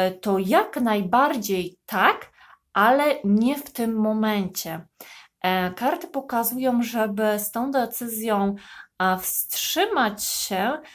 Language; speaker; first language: Polish; native; Polish